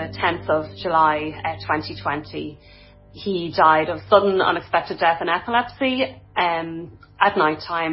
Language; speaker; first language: English; native; English